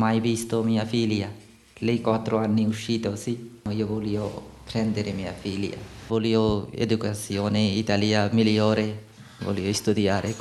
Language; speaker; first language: Italian; non-native, learner; Bangla